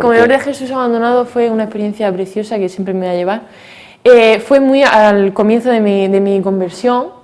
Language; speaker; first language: Spanish; native; Spanish